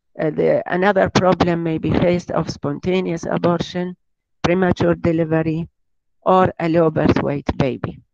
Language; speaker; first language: English; non-native, fluent; Arabic